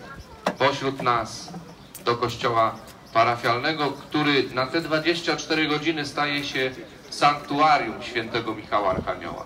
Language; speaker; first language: Polish; native; Polish